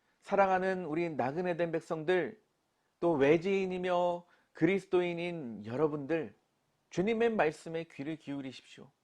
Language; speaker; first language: Korean; native; Korean